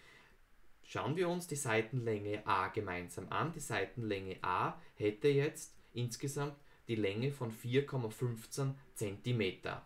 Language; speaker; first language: German; native; German